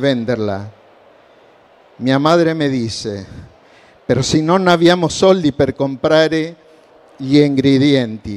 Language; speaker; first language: Italian; non-native, learner; Spanish